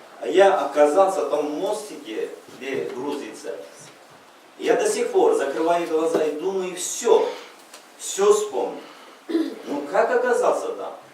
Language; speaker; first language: Russian; non-native, local second language; Uzbek